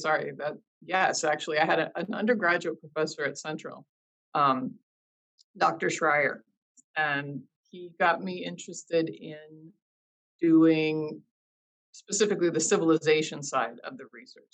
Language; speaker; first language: English; native; English